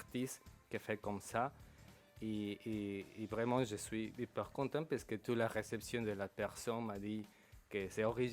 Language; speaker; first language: French; non-native, local second language; Spanish